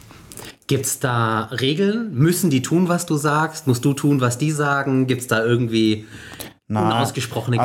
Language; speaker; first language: German; native; German